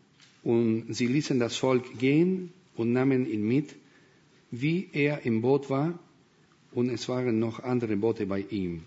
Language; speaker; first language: German; non-native, fluent; Spanish